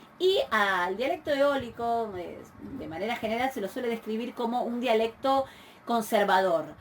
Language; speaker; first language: Spanish; native; Spanish